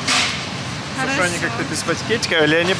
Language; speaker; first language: Russian; native; Russian